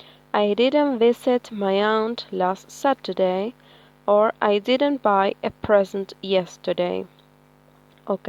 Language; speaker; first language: English; non-native, fluent; Spanish